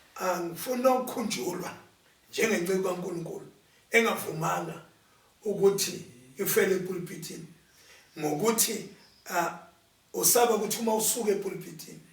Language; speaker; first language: Zulu; native; Zulu